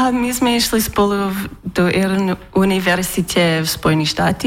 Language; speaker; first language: Slovak; non-native, learner; English